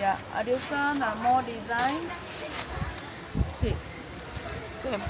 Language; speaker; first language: English; non-native, learner; Vietnamese